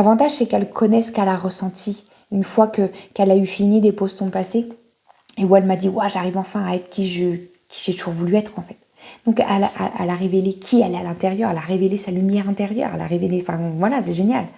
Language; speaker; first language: French; native; French